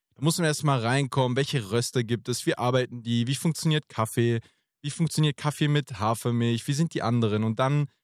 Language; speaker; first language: German; native; German